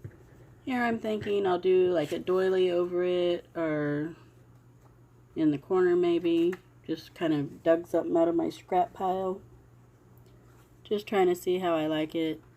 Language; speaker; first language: English; native; English